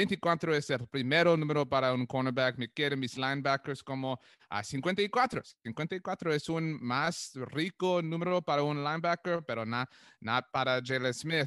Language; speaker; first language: Spanish; non-native, learner; English